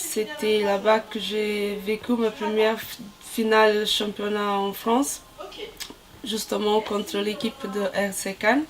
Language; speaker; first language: French; non-native, fluent; Portuguese